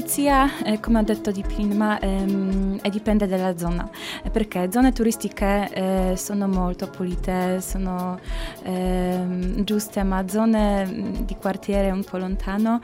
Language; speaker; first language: Italian; non-native, learner; Polish